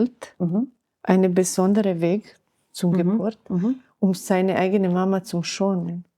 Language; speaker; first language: German; non-native, learner; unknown